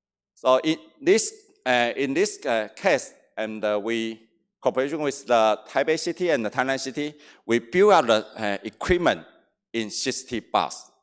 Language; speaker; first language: English; non-native, learner; Chinese